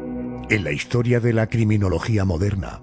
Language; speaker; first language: Spanish; native; Spanish